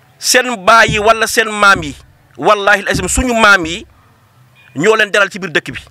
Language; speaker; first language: Wolof; non-native, local second language; Fula